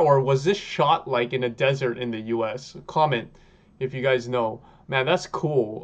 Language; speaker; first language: English; native; English